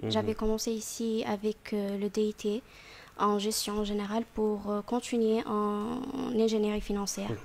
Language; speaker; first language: French; non-native, fluent; Arabic